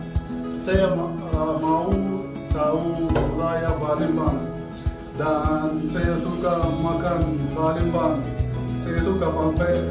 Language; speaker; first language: Indonesian; non-native, learner; Arabic